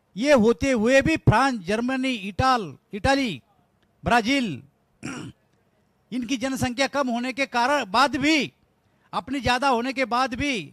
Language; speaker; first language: Hindi; non-native, local second language; Marathi